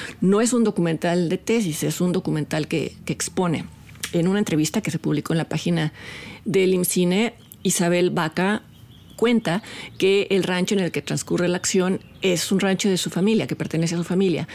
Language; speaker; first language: Spanish; native; Spanish